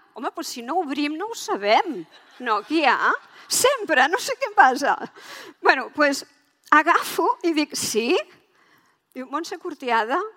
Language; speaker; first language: Catalan; native; Catalan